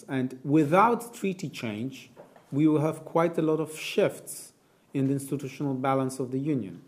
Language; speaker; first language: English; non-native, fluent; Polish